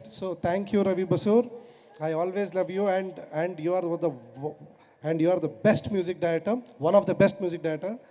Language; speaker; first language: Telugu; non-native, fluent; Kannada